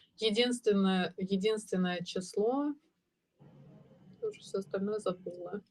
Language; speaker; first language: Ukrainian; non-native, learner; Russian